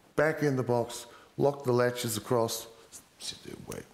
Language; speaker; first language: English; native; English